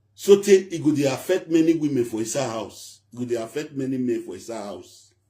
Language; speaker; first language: Nigerian Pidgin; native; Nigerian Pidgin